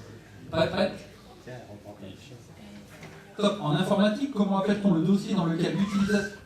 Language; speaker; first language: French; native; French